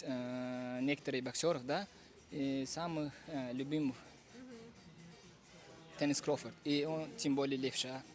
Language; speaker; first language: Russian; non-native, fluent; Uzbek